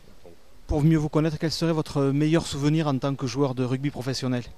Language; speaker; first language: French; native; French